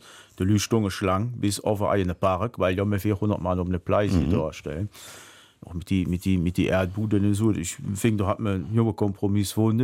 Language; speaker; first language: German; native; German